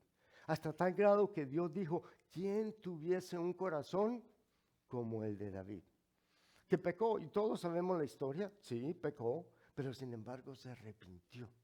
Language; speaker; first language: Spanish; native; Spanish